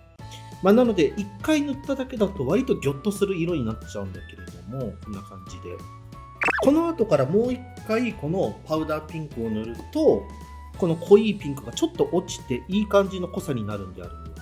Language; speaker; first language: Japanese; native; Japanese